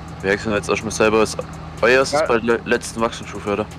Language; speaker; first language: German; native; German